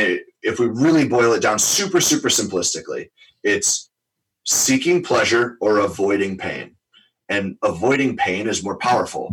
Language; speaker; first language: English; native; English